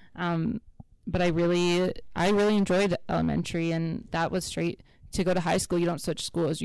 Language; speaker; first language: English; non-native, fluent; Hebrew